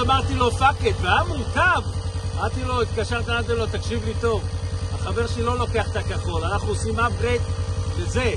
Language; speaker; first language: Hebrew; native; Hebrew